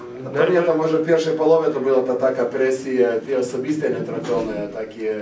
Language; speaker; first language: Polish; non-native, fluent; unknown